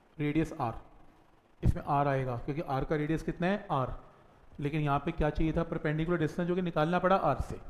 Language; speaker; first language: Hindi; native; Hindi